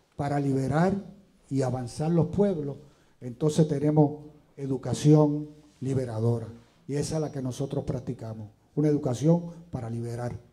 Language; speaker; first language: Spanish; native; Spanish